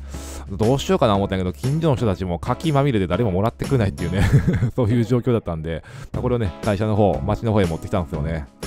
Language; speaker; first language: Japanese; native; Japanese